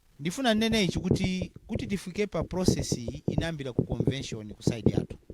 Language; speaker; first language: Nyanja; non-native, local second language; Tumbuka